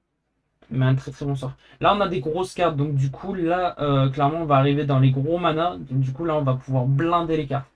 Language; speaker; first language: French; native; French